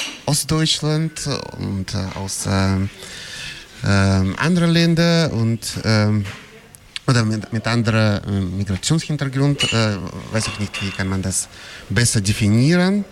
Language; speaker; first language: German; non-native, fluent; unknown